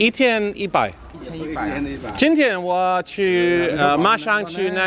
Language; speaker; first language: Chinese; non-native, learner; English